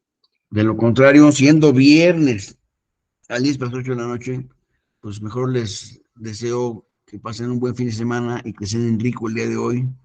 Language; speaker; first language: Spanish; native; Spanish